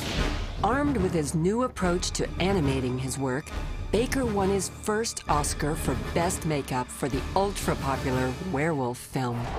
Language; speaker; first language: English; native; English